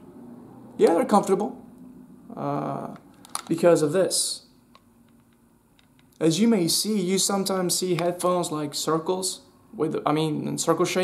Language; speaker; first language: English; non-native, fluent; Spanish